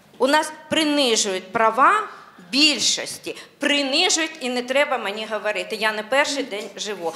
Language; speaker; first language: Ukrainian; non-native, local second language; Russian